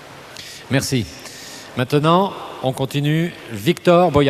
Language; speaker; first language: French; native; French